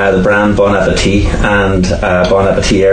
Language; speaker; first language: English; native; English